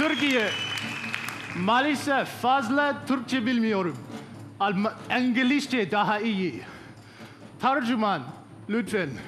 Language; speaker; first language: Turkish; non-native, learner; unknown